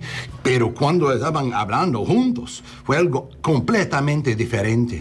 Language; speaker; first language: Spanish; non-native, learner; English